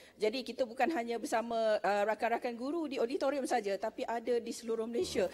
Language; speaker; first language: Malay; native; Malay